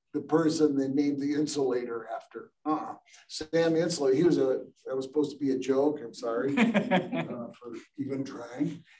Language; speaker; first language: English; native; English